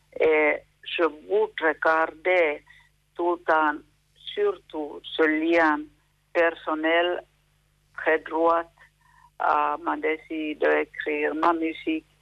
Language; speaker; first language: French; non-native, fluent; Finnish